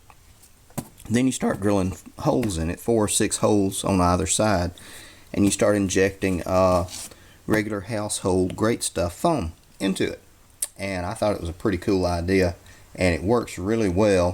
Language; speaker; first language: English; native; English